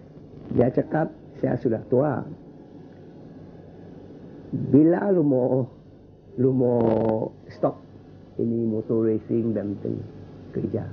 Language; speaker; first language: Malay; non-native, local second language; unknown